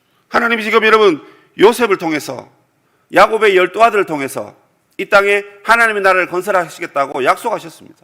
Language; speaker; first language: Korean; native; Korean